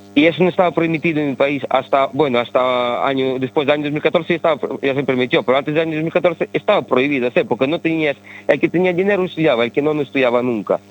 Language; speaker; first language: Spanish; early bilingual, other home language; Ukrainian